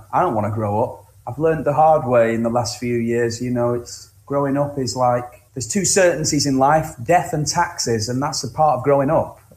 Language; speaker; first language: English; native; English